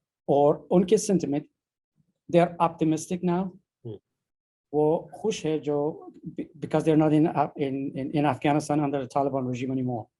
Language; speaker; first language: Hindi; non-native, learner; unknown